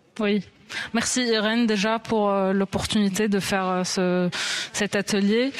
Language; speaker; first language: French; non-native, local second language; Arabic